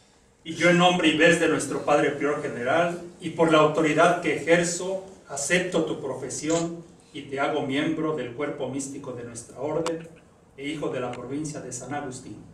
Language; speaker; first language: Spanish; native; Spanish